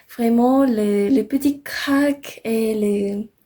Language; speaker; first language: French; non-native, learner; English